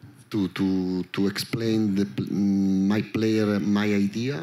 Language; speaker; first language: English; non-native, learner; Italian